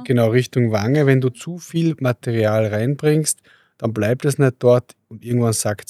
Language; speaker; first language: German; native; German